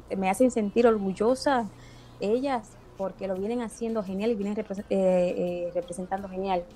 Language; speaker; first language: Spanish; native; Spanish